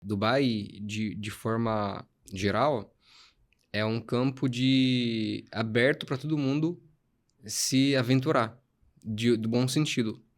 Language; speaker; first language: Portuguese; non-native, fluent; Arabic